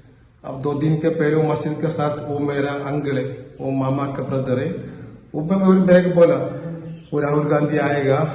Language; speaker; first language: Hindi; non-native, local second language; Malayalam